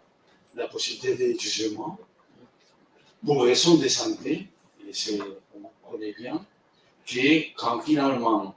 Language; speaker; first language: French; non-native, fluent; Spanish